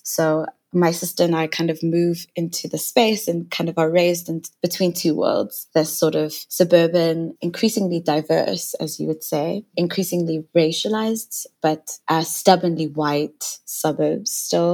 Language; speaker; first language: English; non-native, local second language; Southern Sotho